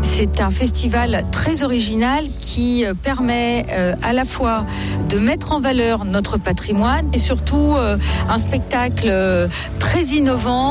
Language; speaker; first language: French; native; French